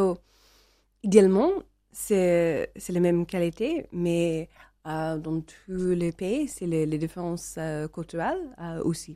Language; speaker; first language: French; non-native, learner; English